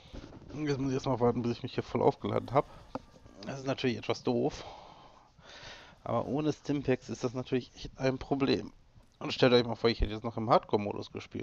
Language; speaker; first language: German; native; German